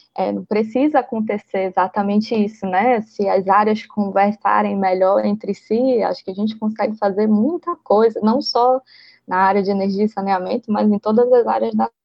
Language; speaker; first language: Portuguese; native; Portuguese